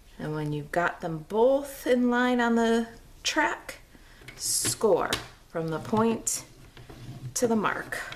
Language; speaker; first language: English; native; English